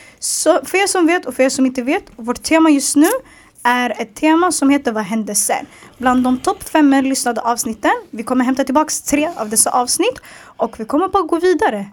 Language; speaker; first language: Swedish; early bilingual, other home language; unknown